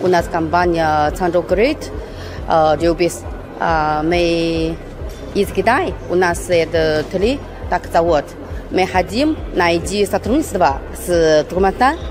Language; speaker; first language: Russian; non-native, learner; Chinese